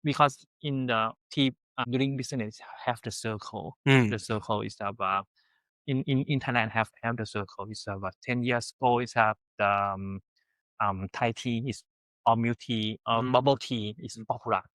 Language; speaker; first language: English; non-native, learner; Thai